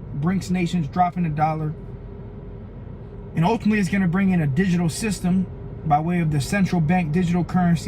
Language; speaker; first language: English; native; English